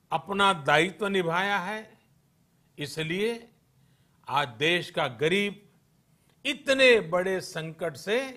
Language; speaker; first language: Hindi; non-native, local second language; Gujarati